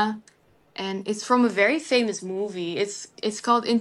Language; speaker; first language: English; non-native, fluent; Dutch